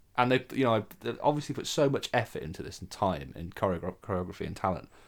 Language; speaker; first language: English; native; English